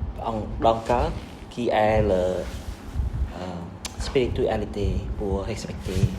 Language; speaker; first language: French; non-native, learner; Khmer